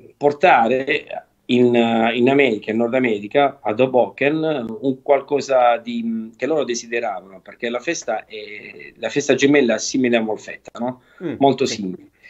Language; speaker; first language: Italian; native; Italian